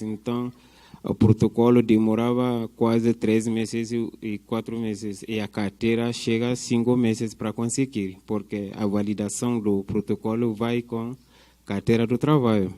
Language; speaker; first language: Portuguese; non-native, fluent; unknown